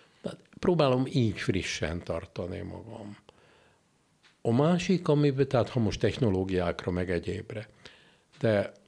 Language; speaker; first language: Hungarian; native; Hungarian